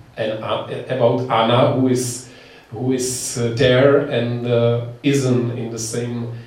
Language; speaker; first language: English; non-native, fluent; Czech